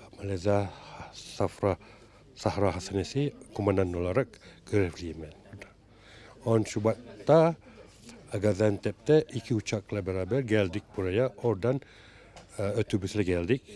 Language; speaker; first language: Turkish; non-native, learner; Malay